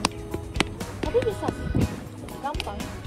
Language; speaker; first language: Indonesian; non-native, fluent; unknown